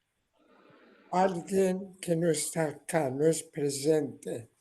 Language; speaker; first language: Spanish; non-native, learner; Persian